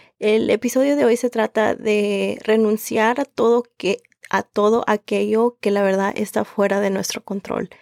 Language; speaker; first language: Spanish; early bilingual, heritage; Spanish